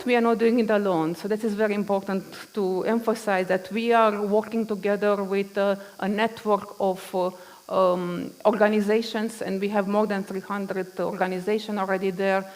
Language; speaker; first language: English; non-native, fluent; Romanian